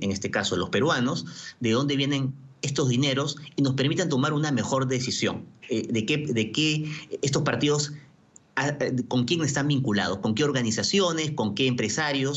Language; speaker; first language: Spanish; native; Spanish